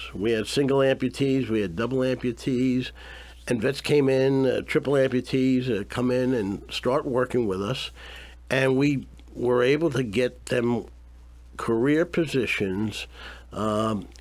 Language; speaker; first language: English; native; English